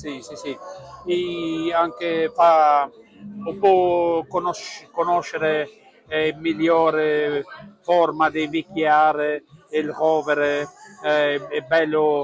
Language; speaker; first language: Italian; non-native, learner; Portuguese